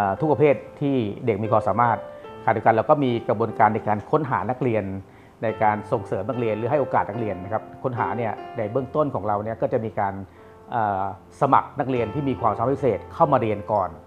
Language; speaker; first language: Thai; native; Thai